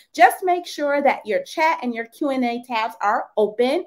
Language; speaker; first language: English; native; English